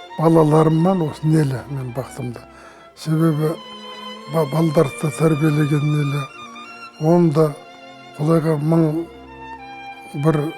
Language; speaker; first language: Kazakh; native; Kazakh